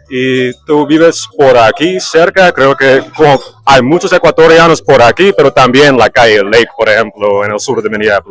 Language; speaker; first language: Spanish; non-native, learner; English